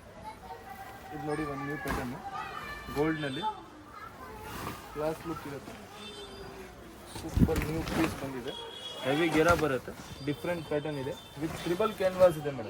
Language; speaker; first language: Kannada; non-native, local second language; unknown